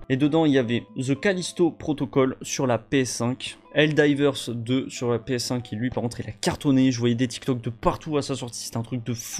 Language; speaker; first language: French; native; French